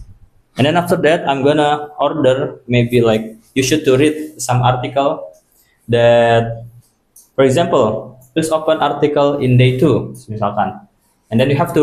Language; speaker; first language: English; non-native, fluent; Indonesian